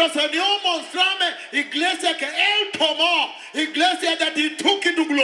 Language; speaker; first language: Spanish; non-native, learner; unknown